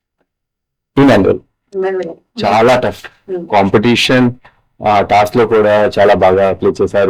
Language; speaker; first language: Telugu; non-native, learner; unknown